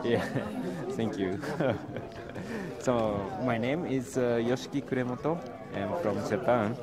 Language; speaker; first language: English; non-native, learner; Japanese